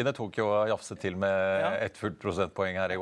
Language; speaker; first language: Norwegian; native; Norwegian